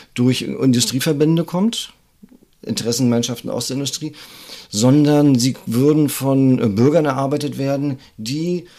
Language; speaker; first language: German; native; German